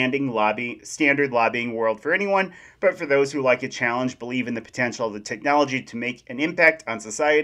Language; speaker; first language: English; native; English